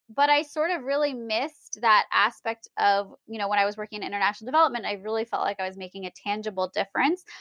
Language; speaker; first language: English; native; English